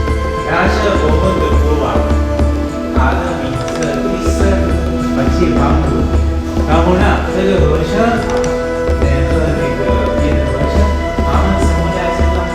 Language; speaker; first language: Chinese; non-native, learner; Sinhala